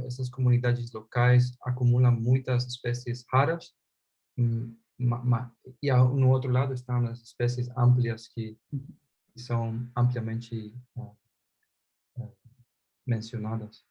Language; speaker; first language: Portuguese; non-native, fluent; Spanish